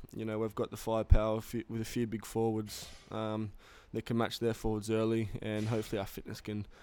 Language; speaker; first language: English; native; English